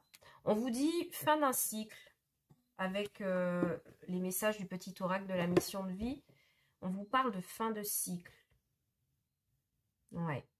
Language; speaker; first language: French; native; French